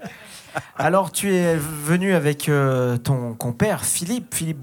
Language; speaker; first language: French; native; French